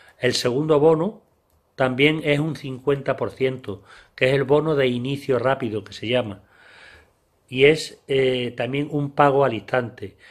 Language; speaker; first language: Spanish; native; Spanish